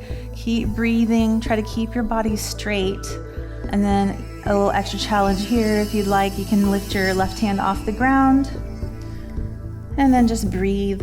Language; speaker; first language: English; native; English